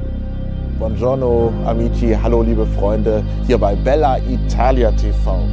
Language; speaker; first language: German; native; German